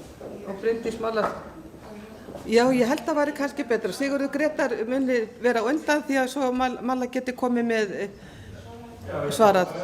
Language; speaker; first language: Icelandic; native; Icelandic